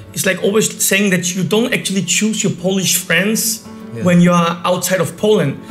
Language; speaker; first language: English; non-native, fluent; Polish